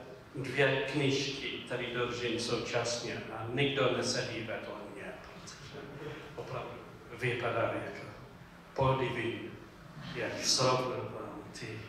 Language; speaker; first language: Czech; non-native, fluent; English